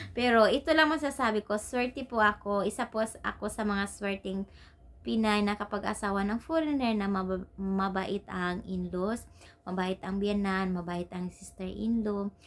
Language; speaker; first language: Filipino; non-native, local second language; Cebuano